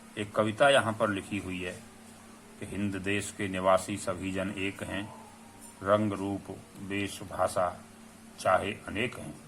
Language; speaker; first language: Hindi; native; Hindi